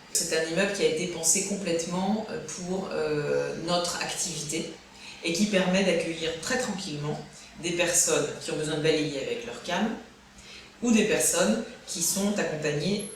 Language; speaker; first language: French; native; French